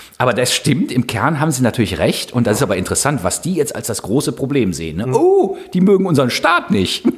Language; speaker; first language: German; native; German